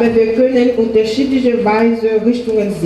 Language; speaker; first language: German; non-native, fluent; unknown